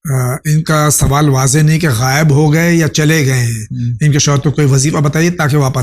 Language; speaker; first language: Urdu; native; Urdu